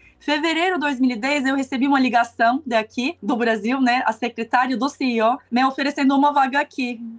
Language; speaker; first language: Portuguese; non-native, fluent; Turkish